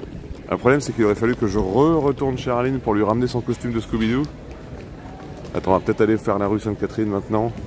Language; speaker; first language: French; native; French